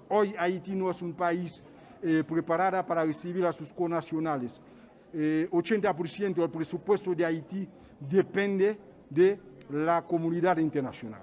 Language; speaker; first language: Spanish; non-native, fluent; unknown